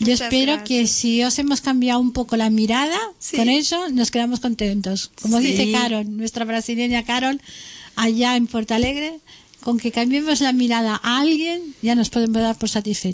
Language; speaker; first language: Spanish; native; Spanish